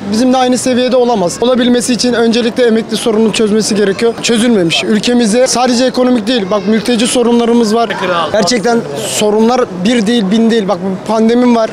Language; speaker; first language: Turkish; native; Turkish